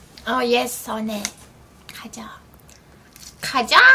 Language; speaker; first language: Korean; non-native, learner; Turkish